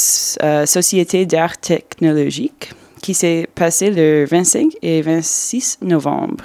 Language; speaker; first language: French; non-native, fluent; English